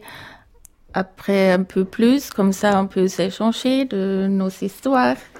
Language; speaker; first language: French; non-native, fluent; German